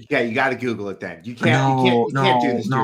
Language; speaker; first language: English; native; English